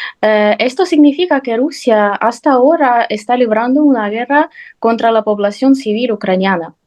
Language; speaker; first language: Spanish; non-native, fluent; Ukrainian